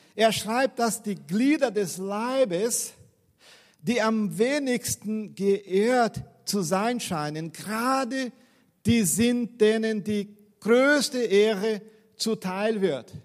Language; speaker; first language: German; non-native, fluent; Portuguese